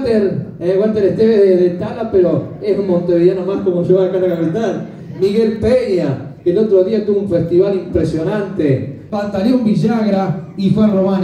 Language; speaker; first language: Spanish; native; Spanish